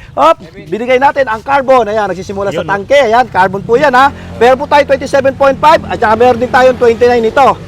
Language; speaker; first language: Filipino; native; Filipino